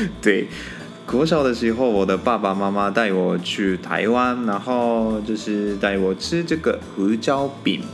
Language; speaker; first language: Chinese; non-native, fluent; Japanese